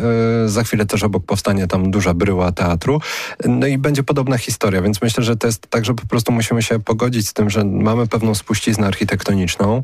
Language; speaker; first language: Polish; native; Polish